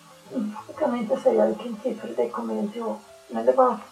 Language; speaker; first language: Swedish; non-native, learner; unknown